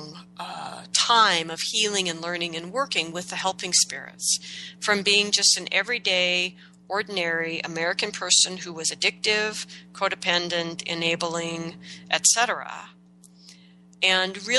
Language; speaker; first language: English; native; English